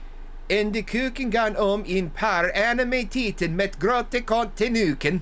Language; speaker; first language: Dutch; non-native, learner; English